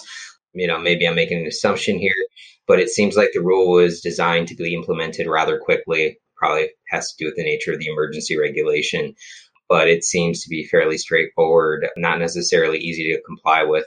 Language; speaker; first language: English; native; English